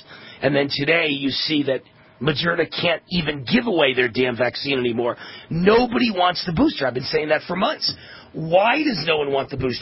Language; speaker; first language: English; native; English